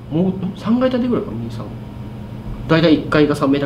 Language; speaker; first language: Japanese; native; Japanese